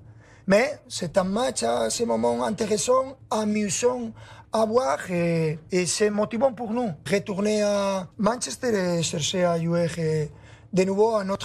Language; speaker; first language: French; non-native, learner; Spanish